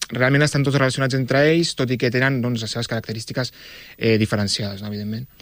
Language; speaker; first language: Catalan; early bilingual, other home language; Arabic